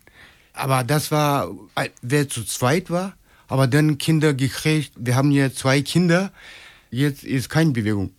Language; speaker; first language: German; non-native, learner; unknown